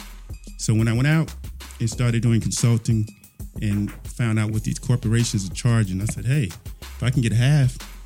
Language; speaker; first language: English; native; English